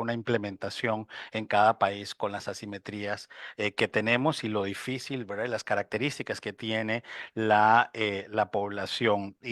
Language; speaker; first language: Spanish; native; Spanish